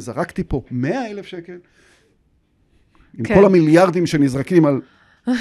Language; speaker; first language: Hebrew; native; Hebrew